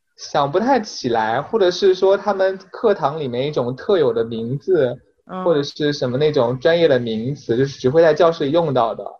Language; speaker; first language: Chinese; native; Chinese